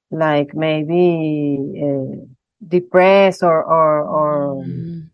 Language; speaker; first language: English; non-native, fluent; Spanish